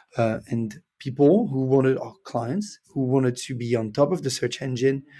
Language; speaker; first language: English; non-native, fluent; French